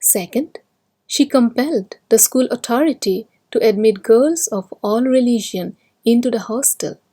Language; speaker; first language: English; non-native, local second language; Assamese